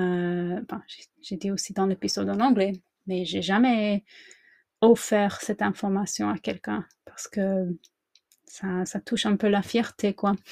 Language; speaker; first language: French; non-native, fluent; English